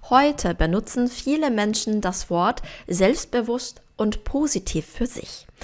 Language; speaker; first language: German; non-native, fluent; Korean